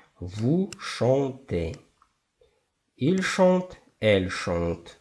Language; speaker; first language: French; non-native, fluent; Ukrainian